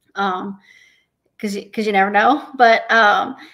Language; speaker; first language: English; native; English